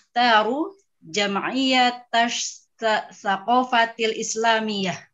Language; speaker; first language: Arabic; non-native, learner; Indonesian